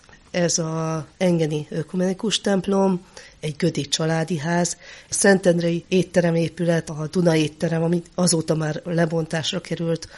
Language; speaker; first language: Hungarian; native; Hungarian